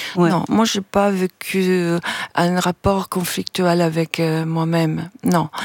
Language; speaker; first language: French; non-native, fluent; Italian